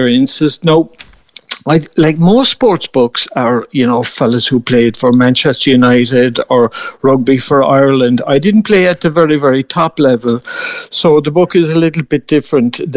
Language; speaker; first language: English; native; English